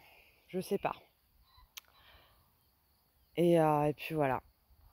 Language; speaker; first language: French; native; French